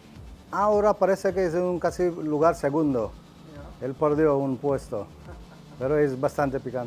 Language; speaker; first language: Spanish; non-native, learner; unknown